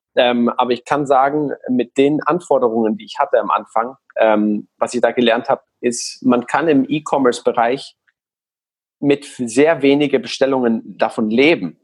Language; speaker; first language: German; non-native, fluent; Spanish